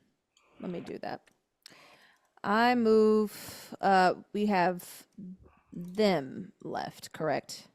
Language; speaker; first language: English; native; English